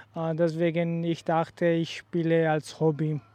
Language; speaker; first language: German; non-native, learner; Urdu